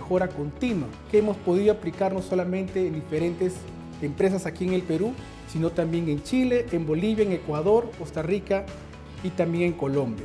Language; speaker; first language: Spanish; native; Spanish